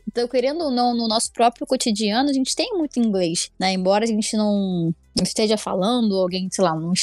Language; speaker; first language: Portuguese; native; Portuguese